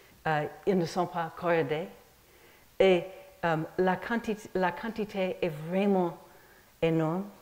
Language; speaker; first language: French; non-native, fluent; English